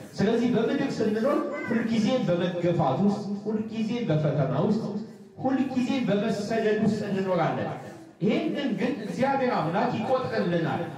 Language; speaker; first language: Amharic; native; Amharic